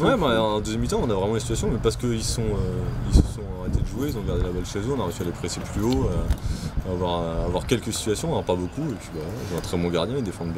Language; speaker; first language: French; native; French